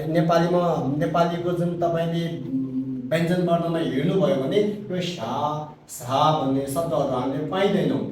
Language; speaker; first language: Nepali; non-native, local second language; Tibetan